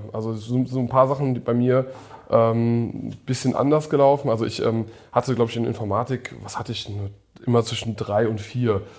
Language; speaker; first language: German; early bilingual, other home language; English